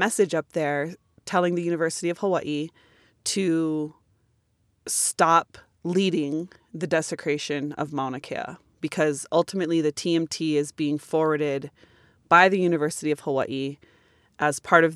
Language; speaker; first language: English; native; English